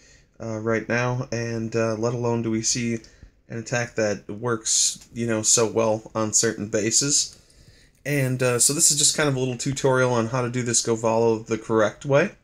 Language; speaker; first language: English; native; English